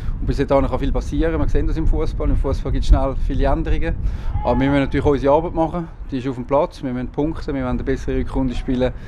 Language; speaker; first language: German; native; German